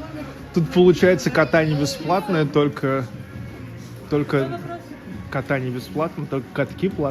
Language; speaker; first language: Russian; native; Russian